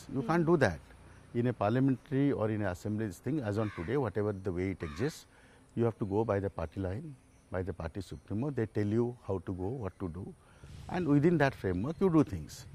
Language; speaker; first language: English; non-native, local second language; Odia